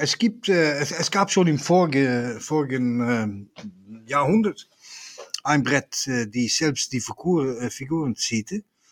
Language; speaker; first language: German; non-native, fluent; Dutch